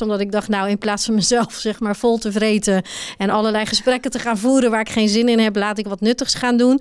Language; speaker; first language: Dutch; native; Dutch